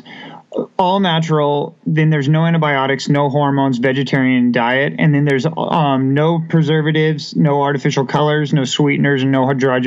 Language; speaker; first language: English; native; English